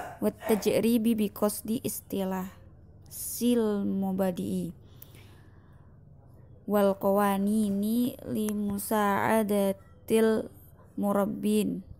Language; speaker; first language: Arabic; non-native, learner; Indonesian